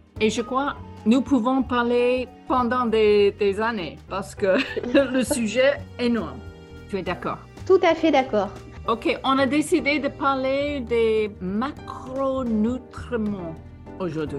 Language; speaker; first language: French; non-native, fluent; English